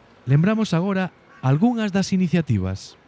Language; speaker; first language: Galician; native; Galician